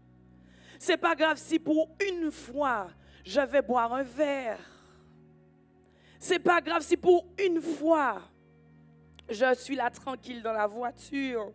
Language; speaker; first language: French; native; French